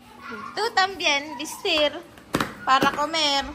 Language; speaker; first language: Spanish; non-native, learner; Filipino